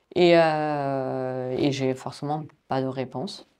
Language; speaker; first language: French; non-native, fluent; German